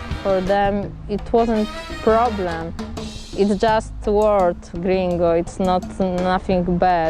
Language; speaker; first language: English; non-native, fluent; Polish